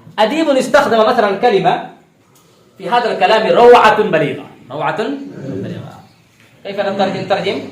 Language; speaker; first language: Arabic; non-native, fluent; Urdu